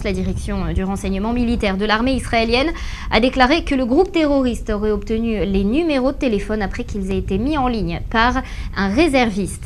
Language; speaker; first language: French; native; French